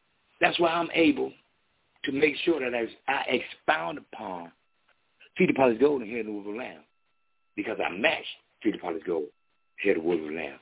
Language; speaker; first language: English; native; English